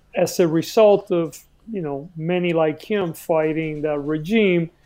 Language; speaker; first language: English; early bilingual, other home language; Spanish